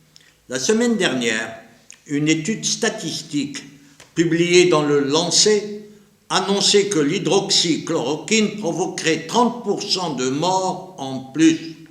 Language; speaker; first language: French; native; French